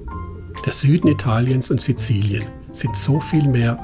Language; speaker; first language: German; native; German